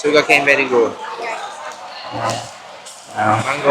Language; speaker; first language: English; non-native, learner; Vietnamese